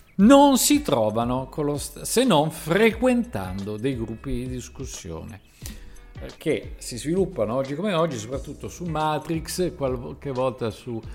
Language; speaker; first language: Italian; native; Italian